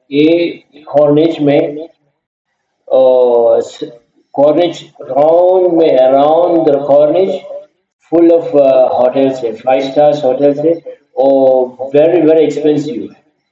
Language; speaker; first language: Hindi; non-native, learner; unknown